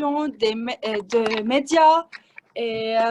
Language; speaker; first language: French; non-native, learner; Arabic